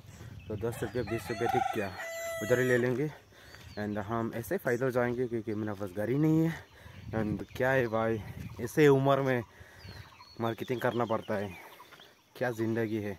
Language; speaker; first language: Hindi; non-native, local second language; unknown